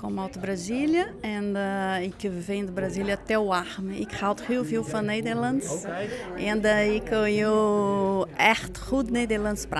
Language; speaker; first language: Dutch; non-native, learner; Portuguese